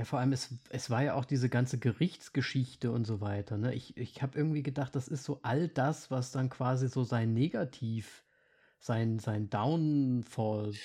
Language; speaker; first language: German; native; German